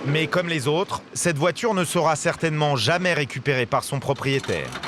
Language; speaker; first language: French; native; French